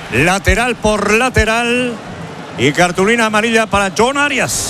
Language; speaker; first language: Spanish; native; Spanish